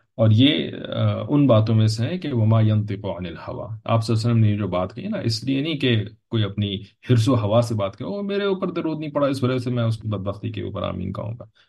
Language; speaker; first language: Urdu; native; Urdu